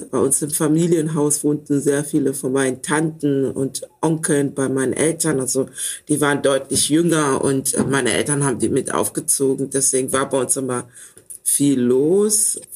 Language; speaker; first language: German; early bilingual, other home language; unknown